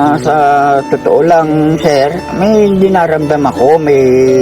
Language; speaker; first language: Filipino; native; Filipino